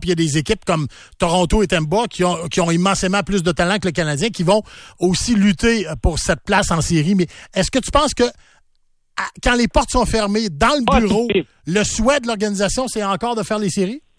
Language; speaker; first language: French; native; French